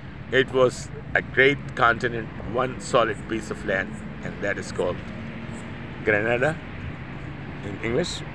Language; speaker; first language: English; non-native, local second language; Urdu